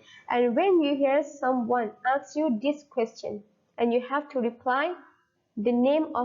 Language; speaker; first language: English; non-native, fluent; Thai